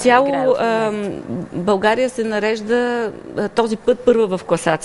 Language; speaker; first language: Bulgarian; native; Bulgarian